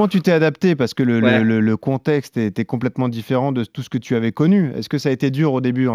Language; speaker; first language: French; native; French